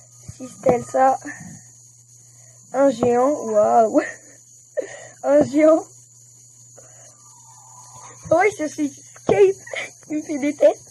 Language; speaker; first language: French; native; French